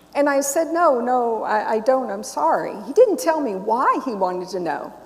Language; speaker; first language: English; native; English